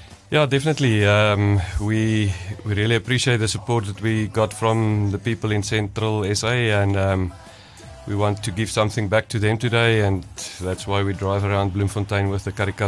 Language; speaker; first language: English; non-native, local second language; Afrikaans